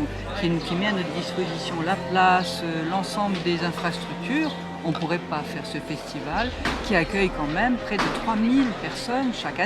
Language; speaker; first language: French; native; French